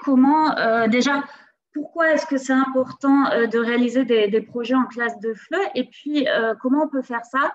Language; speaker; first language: French; native; French